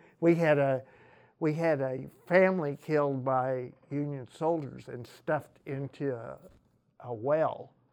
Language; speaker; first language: English; native; English